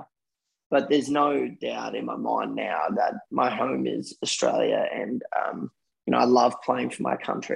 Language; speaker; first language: English; early bilingual, other home language; Afrikaans